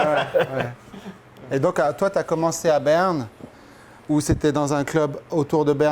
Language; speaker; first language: French; native; French